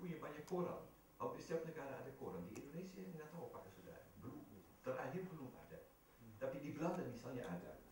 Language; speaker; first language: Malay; non-native, fluent; Dutch